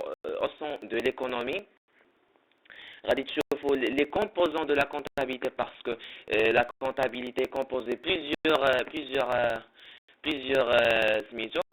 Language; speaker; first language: French; non-native, local second language; Arabic